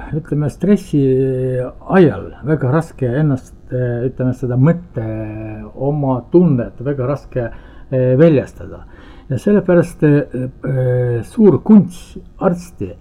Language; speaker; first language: Estonian; non-native, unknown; Ukrainian